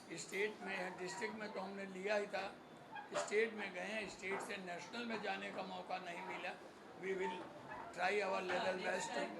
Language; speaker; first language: Hindi; non-native, local second language; Marathi